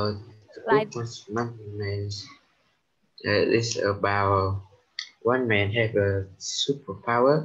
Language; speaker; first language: English; non-native, learner; Vietnamese